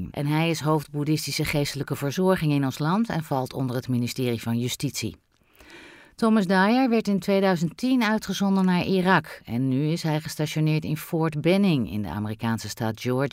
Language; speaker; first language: Dutch; native; Dutch